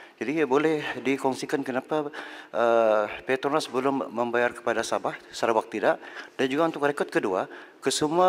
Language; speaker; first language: Malay; native; Malay